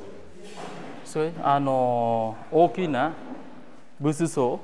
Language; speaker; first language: Japanese; non-native, learner; Khmer